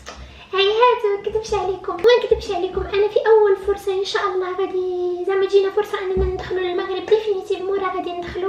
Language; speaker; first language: Arabic; native; Arabic